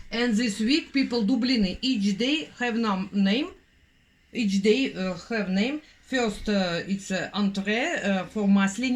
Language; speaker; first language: English; non-native, learner; Russian